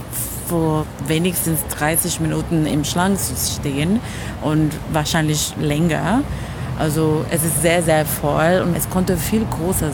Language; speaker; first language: German; non-native, fluent; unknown